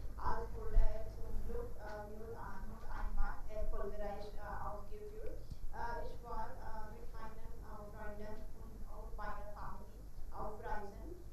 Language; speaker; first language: German; non-native, learner; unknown